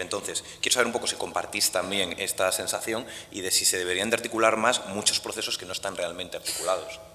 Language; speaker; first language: Spanish; native; Spanish